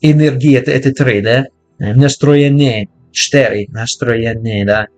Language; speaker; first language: Russian; non-native, learner; English